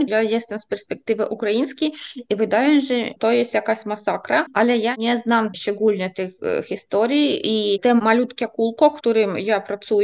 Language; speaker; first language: Polish; non-native, fluent; Ukrainian